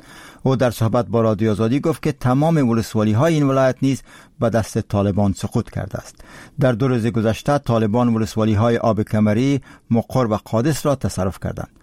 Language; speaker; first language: Persian; native; Persian